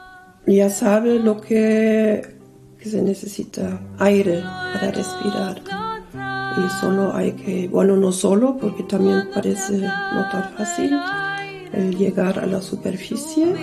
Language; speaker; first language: Spanish; early bilingual, other home language; German